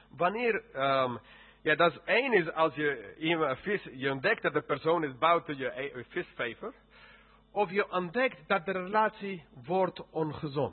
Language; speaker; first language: Dutch; non-native, fluent; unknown